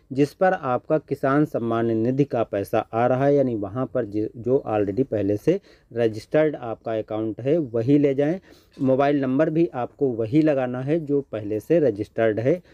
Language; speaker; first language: Hindi; native; Hindi